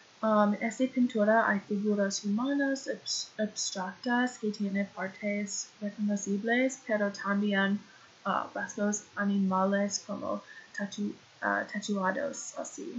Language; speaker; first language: Spanish; non-native, learner; English